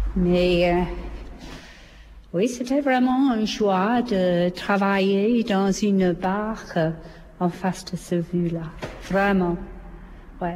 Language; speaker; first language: French; non-native, fluent; English